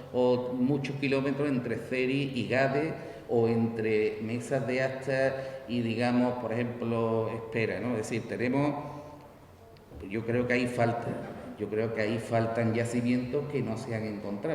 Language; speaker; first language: Spanish; native; Spanish